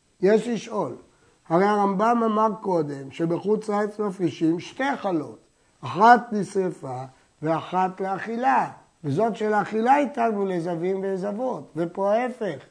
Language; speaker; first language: Hebrew; native; Hebrew